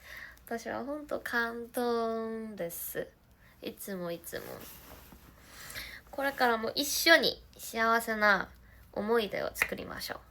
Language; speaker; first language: Japanese; non-native, learner; Korean